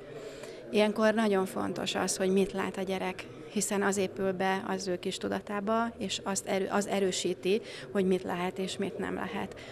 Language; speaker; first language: Hungarian; native; Hungarian